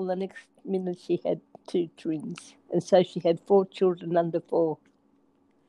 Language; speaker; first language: English; native; English